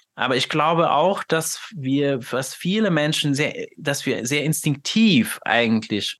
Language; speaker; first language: German; non-native, fluent; Luxembourgish